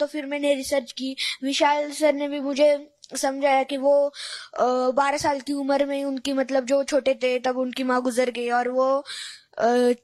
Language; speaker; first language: Hindi; non-native, local second language; Marathi